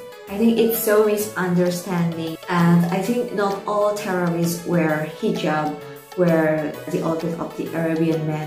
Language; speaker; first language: English; non-native, learner; Indonesian